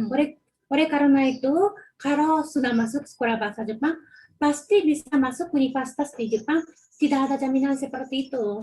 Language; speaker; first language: Indonesian; non-native, fluent; Japanese